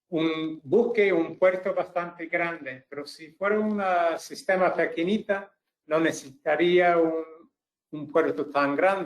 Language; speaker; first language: Spanish; non-native, fluent; English